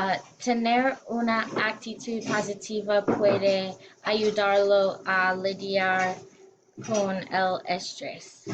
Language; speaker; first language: Spanish; non-native, learner; English